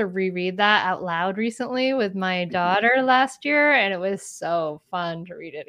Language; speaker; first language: English; native; English